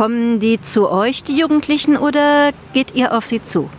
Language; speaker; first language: German; non-native, fluent; Arabic